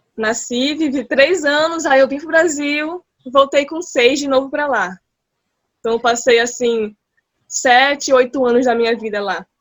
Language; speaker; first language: Portuguese; early bilingual, heritage; Portuguese